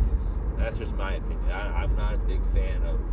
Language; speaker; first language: English; native; English